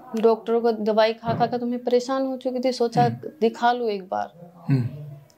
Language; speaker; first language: Hindi; native; Hindi